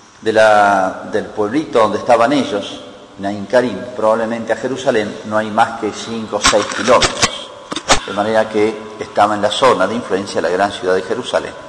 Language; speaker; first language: Spanish; native; Spanish